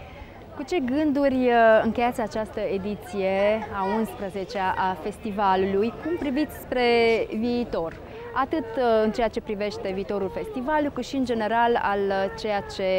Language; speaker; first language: Romanian; native; Romanian